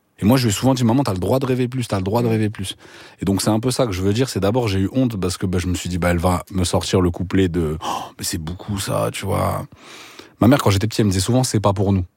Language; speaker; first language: French; native; French